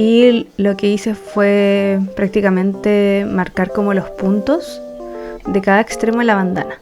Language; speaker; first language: Spanish; native; Spanish